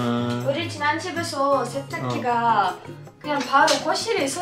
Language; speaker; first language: Korean; non-native, learner; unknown